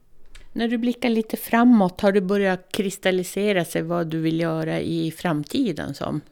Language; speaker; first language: Swedish; native; Swedish